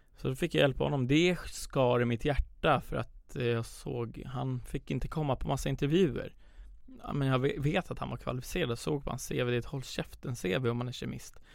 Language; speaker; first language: Swedish; early bilingual, other home language; Persian